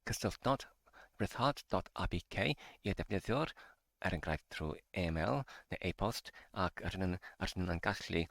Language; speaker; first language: Welsh; non-native, learner; English